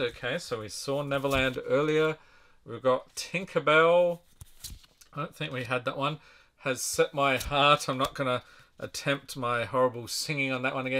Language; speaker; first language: English; native; English